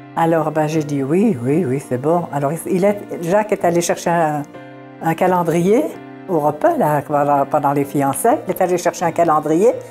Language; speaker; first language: French; early bilingual, other home language; Italian